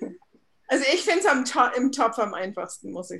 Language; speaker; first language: German; native; German